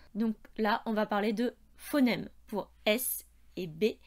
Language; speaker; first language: French; native; French